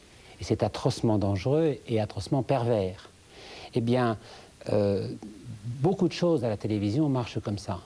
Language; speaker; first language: French; native; French